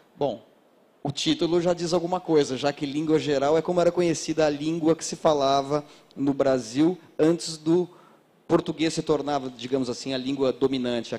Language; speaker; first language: Portuguese; native; Portuguese